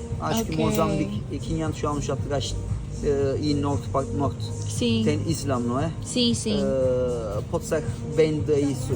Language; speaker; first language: Portuguese; non-native, learner; Turkish